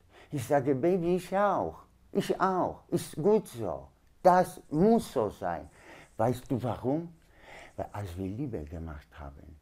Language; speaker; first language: German; non-native, learner; Polish